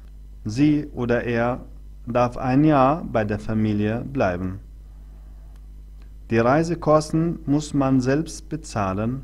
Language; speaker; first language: German; non-native, fluent; Arabic